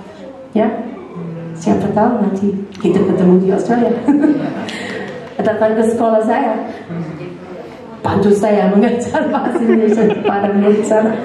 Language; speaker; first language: Indonesian; non-native, fluent; English